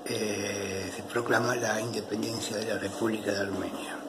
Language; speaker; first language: Spanish; native; Spanish